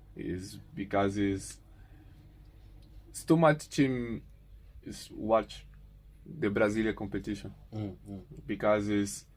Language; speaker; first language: English; non-native, learner; Portuguese